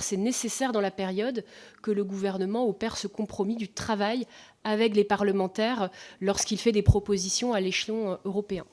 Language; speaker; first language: French; native; French